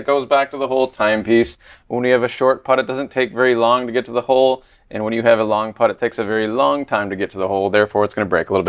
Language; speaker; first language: English; native; English